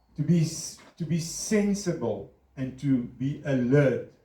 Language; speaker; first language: English; non-native, local second language; Afrikaans